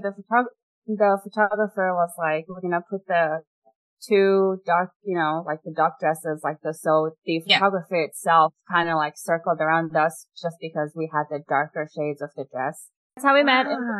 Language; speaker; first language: English; non-native, fluent; Mongolian